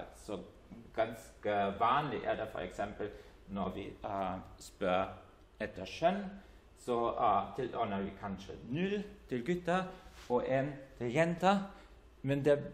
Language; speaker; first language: Norwegian; non-native, fluent; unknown